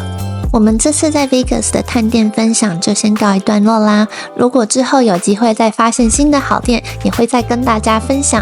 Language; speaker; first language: Chinese; native; Chinese